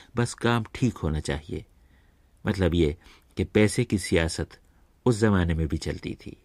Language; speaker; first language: Urdu; native; Urdu